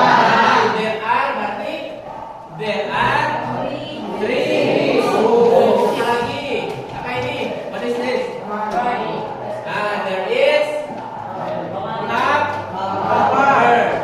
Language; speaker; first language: English; non-native, learner; Indonesian